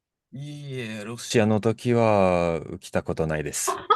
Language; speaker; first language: Japanese; non-native, fluent; Russian